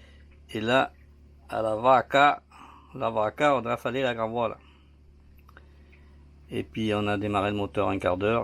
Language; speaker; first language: French; native; French